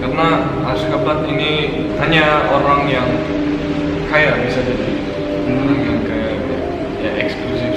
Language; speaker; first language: Indonesian; non-native, fluent; Turkmen